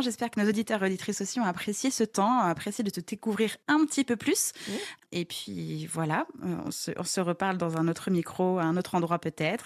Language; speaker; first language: French; native; French